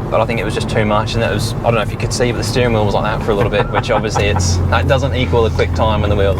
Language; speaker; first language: English; native; English